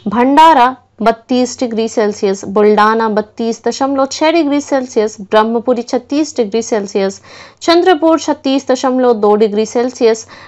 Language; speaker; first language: Hindi; non-native, local second language; Marathi